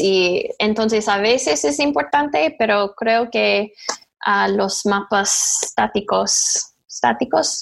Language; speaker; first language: Spanish; non-native, learner; English